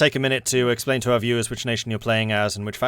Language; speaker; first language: English; native; English